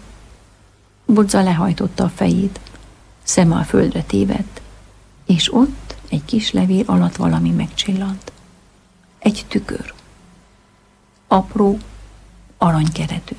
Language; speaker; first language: Hungarian; native; Hungarian